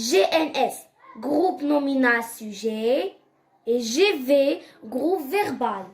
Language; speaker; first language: French; non-native, local second language; Arabic